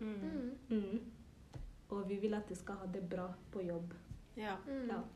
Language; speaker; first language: Norwegian; early bilingual, other home language; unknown